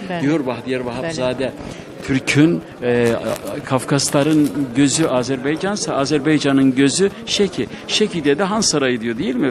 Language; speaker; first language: Turkish; native; Turkish